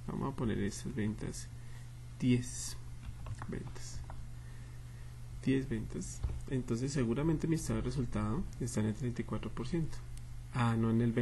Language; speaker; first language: Spanish; native; Spanish